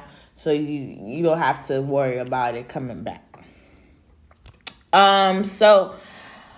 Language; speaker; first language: English; early bilingual, other home language; Haitian Creole